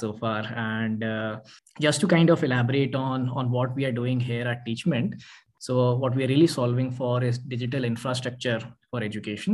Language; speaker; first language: English; non-native, local second language; Hindi